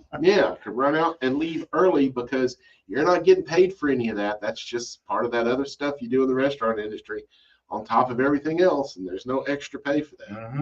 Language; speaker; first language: English; native; English